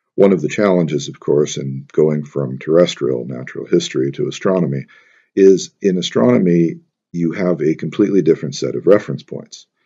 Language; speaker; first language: English; native; English